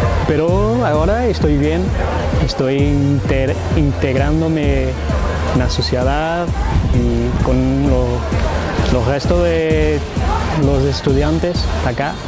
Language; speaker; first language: Spanish; non-native, fluent; Portuguese